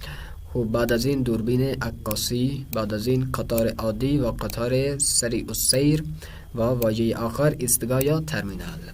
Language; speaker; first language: Persian; non-native, fluent; Urdu